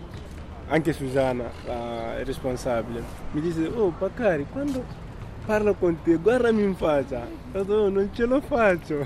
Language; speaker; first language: Italian; non-native, learner; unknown